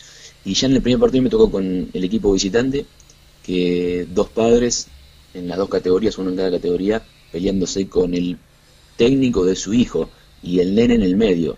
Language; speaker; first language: Spanish; native; Spanish